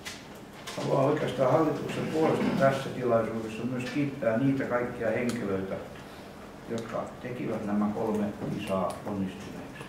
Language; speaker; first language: Finnish; native; Finnish